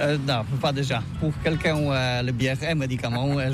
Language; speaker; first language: French; non-native, learner; Polish